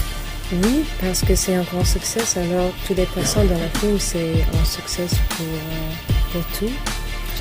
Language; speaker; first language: French; non-native, learner; English